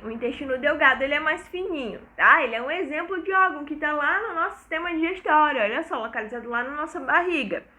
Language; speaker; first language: Portuguese; native; Portuguese